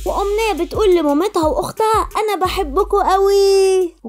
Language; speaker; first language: Arabic; native; Arabic